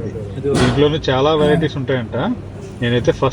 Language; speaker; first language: Telugu; native; Telugu